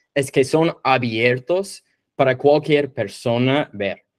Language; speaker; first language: Spanish; non-native, fluent; English